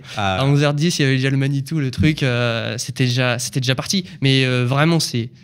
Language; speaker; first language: French; native; French